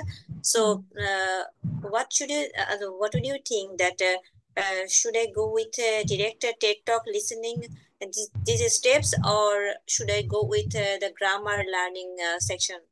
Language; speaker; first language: English; non-native, learner; Bangla